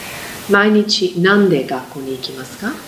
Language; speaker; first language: Japanese; non-native, fluent; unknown